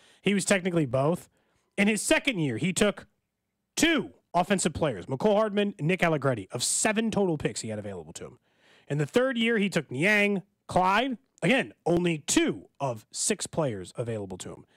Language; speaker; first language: English; native; English